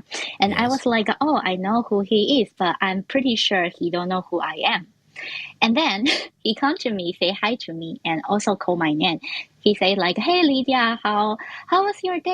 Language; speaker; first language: English; non-native, fluent; Chinese